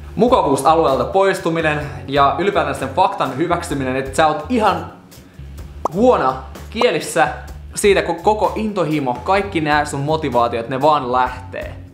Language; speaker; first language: Finnish; non-native, fluent; Russian